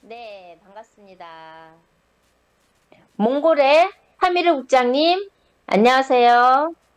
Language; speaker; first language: Korean; native; Korean